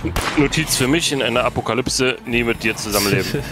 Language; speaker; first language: German; native; German